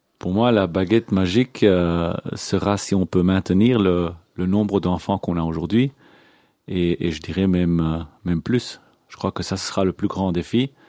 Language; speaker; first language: French; non-native, local second language; Hebrew